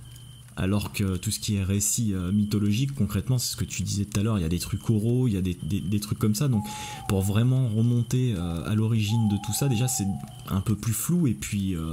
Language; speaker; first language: French; native; French